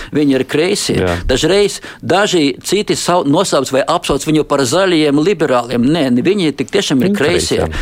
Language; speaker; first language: Latvian; non-native, local second language; Russian